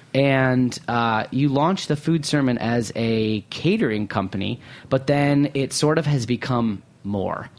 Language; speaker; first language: English; native; English